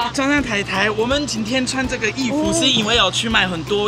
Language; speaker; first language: Chinese; non-native, fluent; French